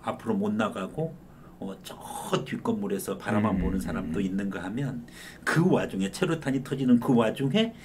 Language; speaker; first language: Korean; native; Korean